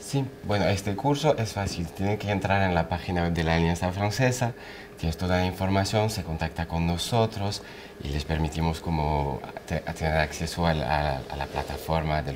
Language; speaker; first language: Spanish; non-native, fluent; French